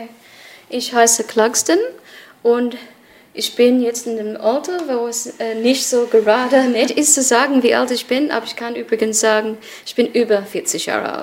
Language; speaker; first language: German; non-native, fluent; English